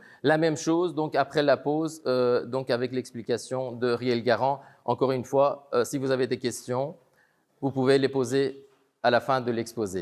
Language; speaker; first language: French; native; French